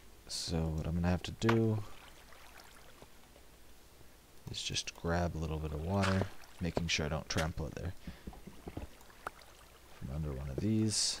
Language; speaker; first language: English; native; English